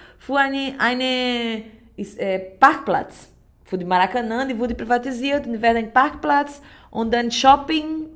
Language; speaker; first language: German; non-native, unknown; Portuguese